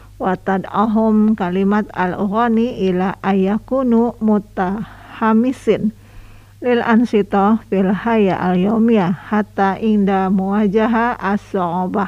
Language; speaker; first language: Arabic; non-native, fluent; Indonesian